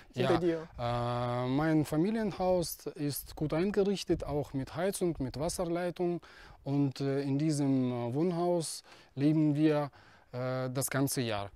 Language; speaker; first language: German; non-native, fluent; Russian